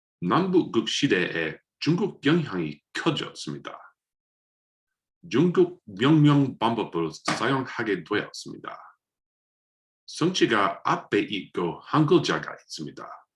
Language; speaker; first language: Korean; non-native, learner; English